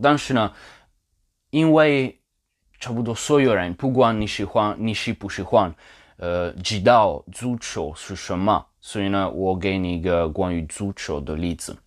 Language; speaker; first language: Chinese; non-native, learner; Polish